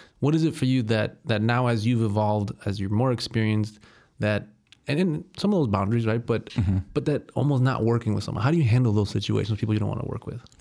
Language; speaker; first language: English; native; English